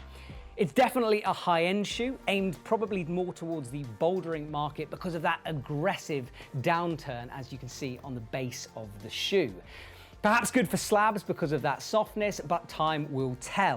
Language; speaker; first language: English; native; English